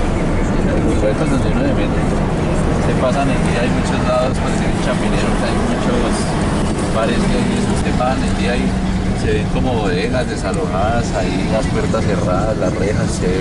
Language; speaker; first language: Spanish; native; Spanish